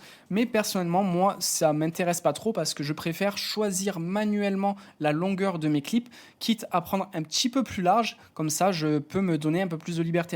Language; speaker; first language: French; native; French